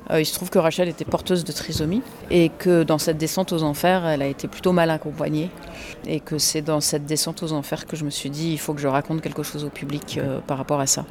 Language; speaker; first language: French; early bilingual, other home language; English